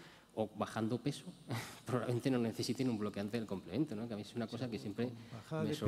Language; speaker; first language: Spanish; native; Spanish